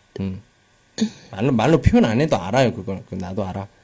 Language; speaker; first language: Korean; native; Korean